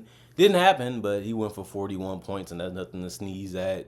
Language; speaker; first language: English; native; English